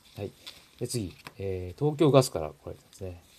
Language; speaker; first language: Japanese; native; Japanese